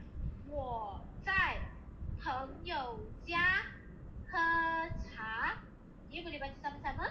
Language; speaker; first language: Chinese; non-native, learner; Malay